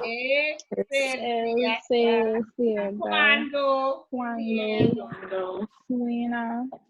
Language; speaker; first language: Spanish; non-native, learner; English